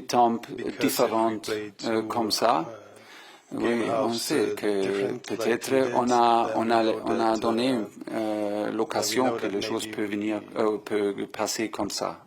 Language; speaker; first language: French; non-native, fluent; German